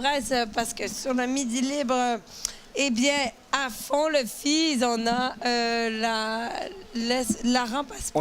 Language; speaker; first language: French; native; French